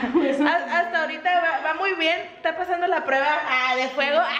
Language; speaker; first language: Spanish; native; Spanish